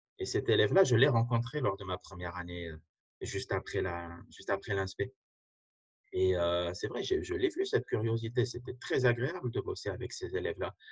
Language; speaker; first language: French; non-native, local second language; Arabic